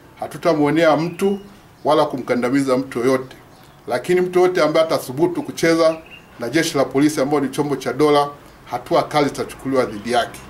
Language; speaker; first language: Swahili; native; Swahili